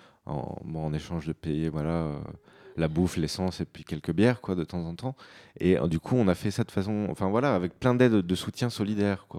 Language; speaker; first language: French; native; French